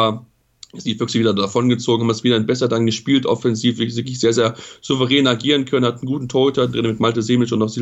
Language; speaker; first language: German; native; German